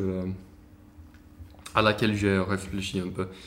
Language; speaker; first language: French; non-native, learner; Swedish